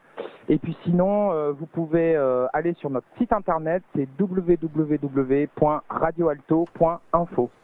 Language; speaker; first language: French; native; French